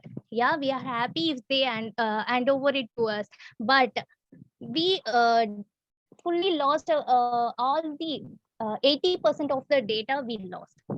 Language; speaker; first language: English; non-native, local second language; Tamil